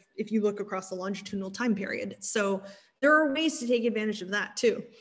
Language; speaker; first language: English; native; English